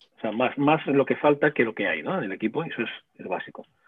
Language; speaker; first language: Spanish; native; Spanish